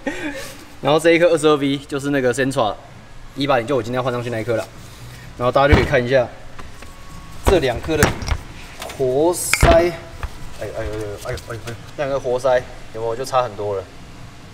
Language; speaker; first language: Chinese; native; Chinese